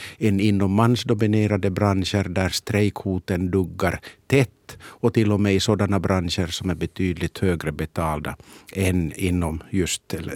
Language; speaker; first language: Swedish; native; Swedish